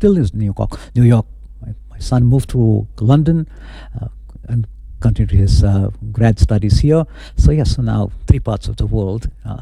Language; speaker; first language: English; non-native, local second language; Konkani